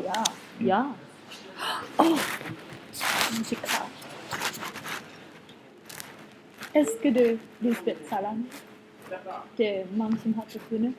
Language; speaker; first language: Swedish; non-native, learner; English